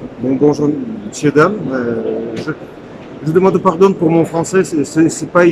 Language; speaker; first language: French; non-native, learner; Russian